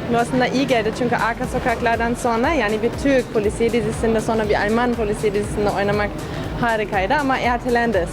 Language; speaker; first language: Turkish; non-native, fluent; German